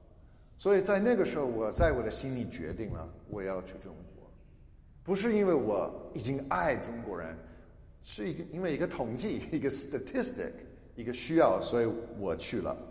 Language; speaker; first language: Chinese; non-native, fluent; English